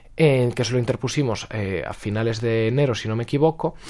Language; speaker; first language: Spanish; native; Spanish